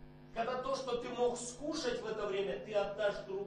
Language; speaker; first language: Polish; non-native, learner; Russian